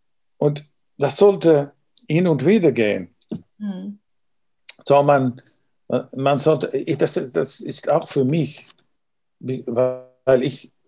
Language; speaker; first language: German; non-native, learner; Dutch